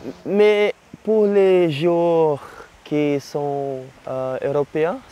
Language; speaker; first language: French; non-native, learner; Portuguese